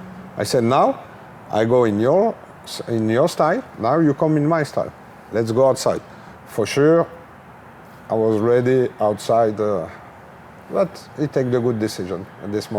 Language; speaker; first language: English; non-native, learner; French